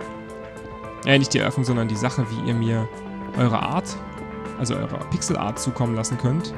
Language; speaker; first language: German; native; German